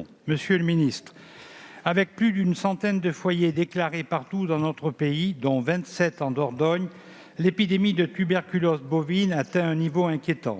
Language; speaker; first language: French; native; French